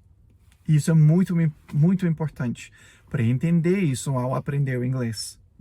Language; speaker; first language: Portuguese; non-native, fluent; English